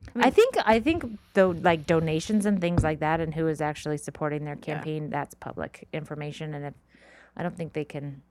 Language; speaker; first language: English; native; English